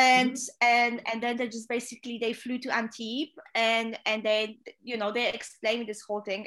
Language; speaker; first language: English; non-native, fluent; Polish